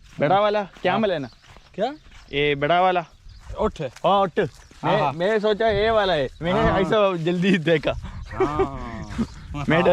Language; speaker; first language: Hindi; non-native, local second language; Malayalam